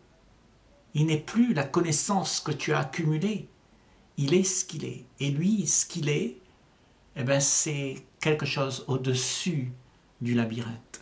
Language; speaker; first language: French; native; French